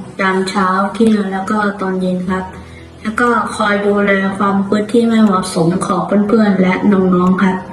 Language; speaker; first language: Thai; native; Thai